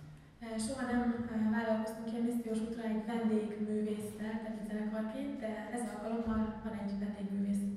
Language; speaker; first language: Hungarian; native; Hungarian